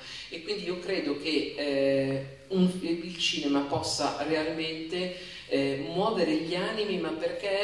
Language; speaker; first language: Italian; native; Italian